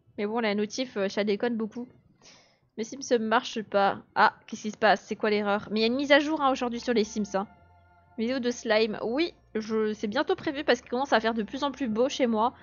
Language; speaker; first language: French; native; French